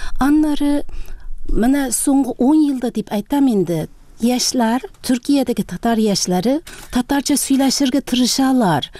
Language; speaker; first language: Tatar; early bilingual, heritage; Tatar